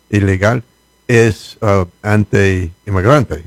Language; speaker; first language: Spanish; non-native, learner; English